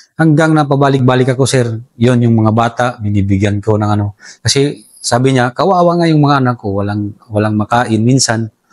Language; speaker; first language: Filipino; non-native, local second language; Cebuano